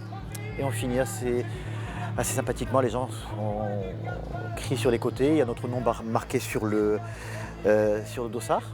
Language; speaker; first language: French; native; French